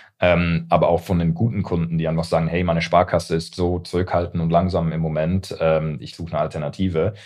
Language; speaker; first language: German; early bilingual, heritage; English